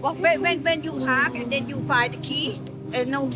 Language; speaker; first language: English; non-native, learner; Thai